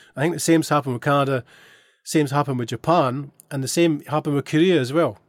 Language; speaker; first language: English; native; English